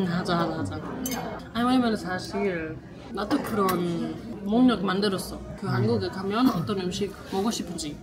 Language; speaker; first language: Korean; non-native, learner; German